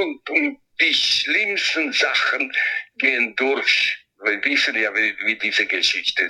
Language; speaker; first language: German; non-native, fluent; Italian